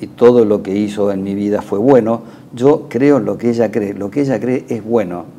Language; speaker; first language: Spanish; native; Spanish